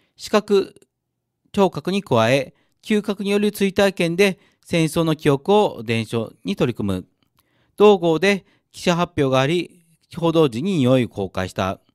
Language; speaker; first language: Japanese; native; Japanese